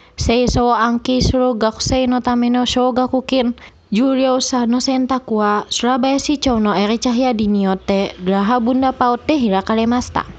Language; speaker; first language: Japanese; non-native, fluent; Indonesian